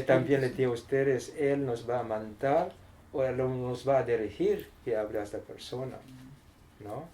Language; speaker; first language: Spanish; non-native, learner; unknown